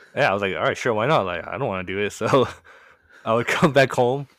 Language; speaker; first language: English; early bilingual, other home language; Korean